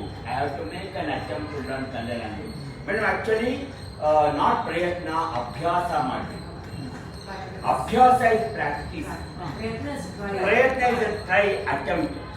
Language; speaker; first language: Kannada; non-native, learner; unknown